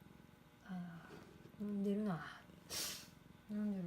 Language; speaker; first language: Japanese; native; Japanese